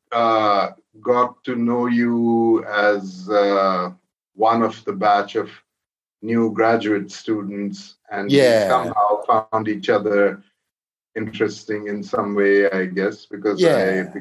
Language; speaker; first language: English; non-native, local second language; Urdu